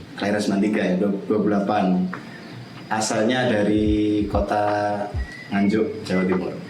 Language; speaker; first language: Indonesian; native; Indonesian